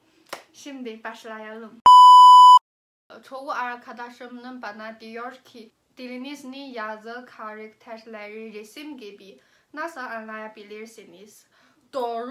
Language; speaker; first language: Turkish; non-native, learner; Chinese